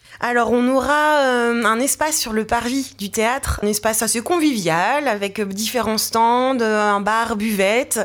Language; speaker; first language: French; native; French